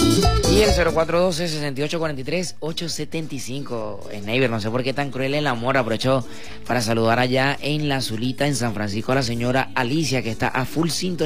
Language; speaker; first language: Spanish; native; Spanish